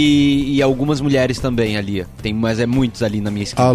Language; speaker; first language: Portuguese; native; Portuguese